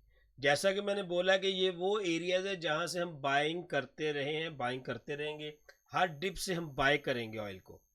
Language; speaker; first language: Hindi; non-native, local second language; Punjabi